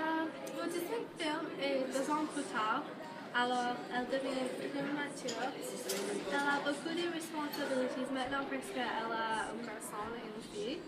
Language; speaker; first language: French; non-native, learner; English